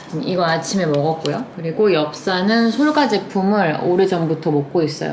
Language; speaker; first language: Korean; native; Korean